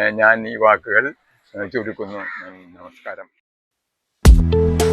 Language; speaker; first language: Malayalam; native; Malayalam